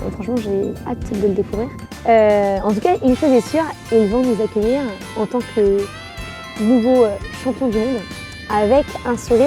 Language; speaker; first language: French; native; French